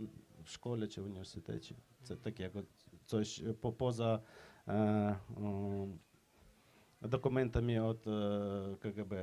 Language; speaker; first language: Polish; non-native, fluent; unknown